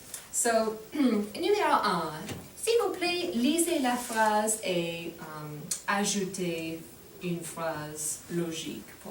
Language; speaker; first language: French; non-native, fluent; English